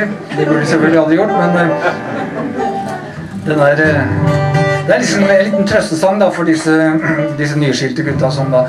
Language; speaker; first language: Norwegian; native; Norwegian